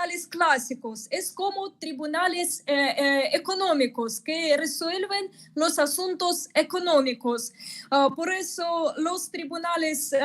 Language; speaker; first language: Spanish; non-native, fluent; Russian